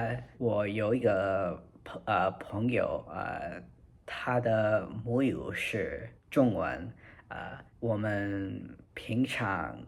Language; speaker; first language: Chinese; non-native, learner; English